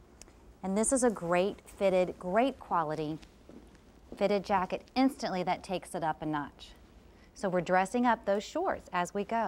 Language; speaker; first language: English; native; English